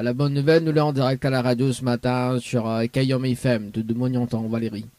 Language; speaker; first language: French; native; French